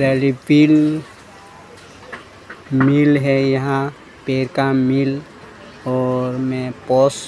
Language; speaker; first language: Hindi; non-native, local second language; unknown